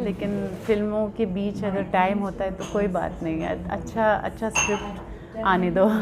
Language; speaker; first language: Hindi; non-native, local second language; French